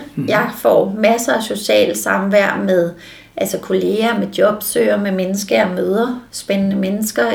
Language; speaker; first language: Danish; native; Danish